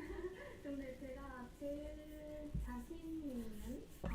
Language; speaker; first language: Korean; non-native, fluent; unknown